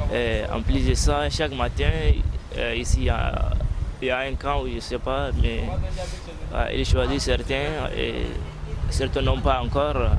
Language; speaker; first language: French; non-native, fluent; Arabic